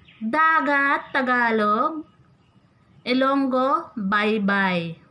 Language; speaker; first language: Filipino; non-native, local second language; Hiligaynon